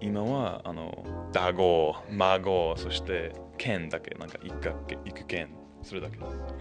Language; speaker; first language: Japanese; non-native, learner; English